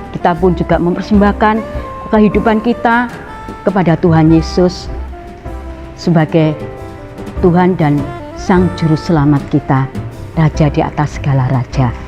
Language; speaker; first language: Indonesian; native; Indonesian